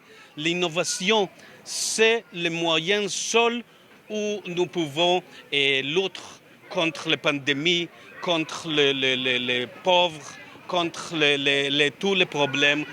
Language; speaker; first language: French; non-native, learner; Hebrew